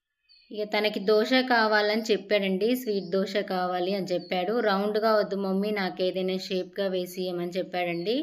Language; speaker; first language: Telugu; native; Telugu